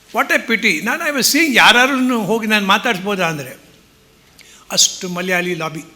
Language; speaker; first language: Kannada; early bilingual, heritage; Kannada